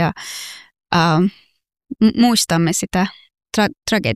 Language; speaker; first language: Finnish; non-native, fluent; Persian